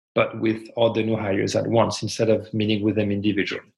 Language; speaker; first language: English; non-native, fluent; French